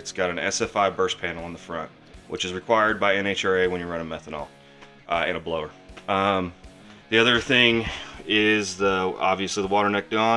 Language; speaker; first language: English; native; English